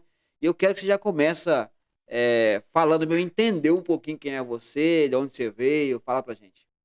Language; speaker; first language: Portuguese; native; Portuguese